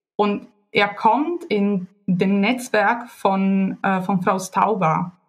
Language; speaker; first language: German; non-native, fluent; Italian